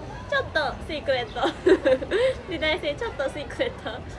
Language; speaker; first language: Japanese; native; Japanese